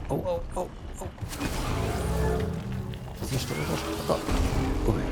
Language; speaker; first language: German; native; German